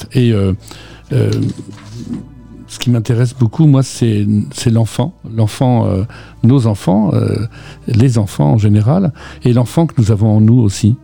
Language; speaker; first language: French; native; French